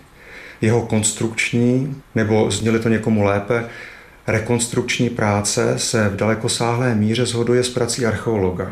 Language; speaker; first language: Czech; native; Czech